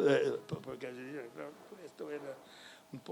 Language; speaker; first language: Italian; non-native, fluent; English